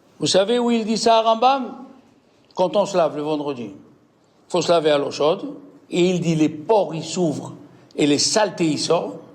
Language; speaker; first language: French; native; French